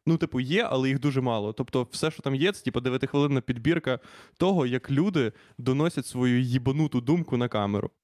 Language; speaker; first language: Ukrainian; native; Ukrainian